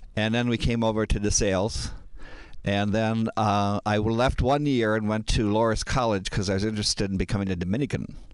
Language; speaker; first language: English; native; English